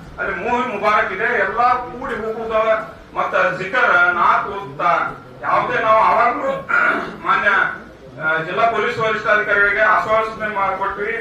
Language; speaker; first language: Kannada; non-native, local second language; Urdu